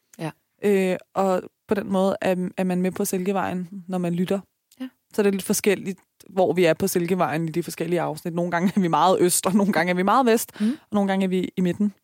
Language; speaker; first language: Danish; early bilingual, other home language; Persian